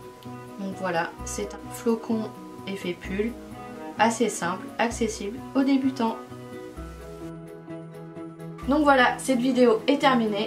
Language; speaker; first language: French; native; French